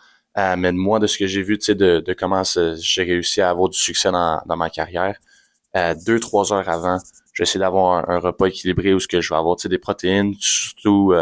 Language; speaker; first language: French; native; French